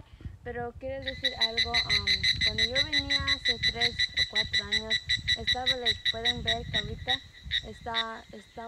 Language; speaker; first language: Spanish; early bilingual, heritage; Spanish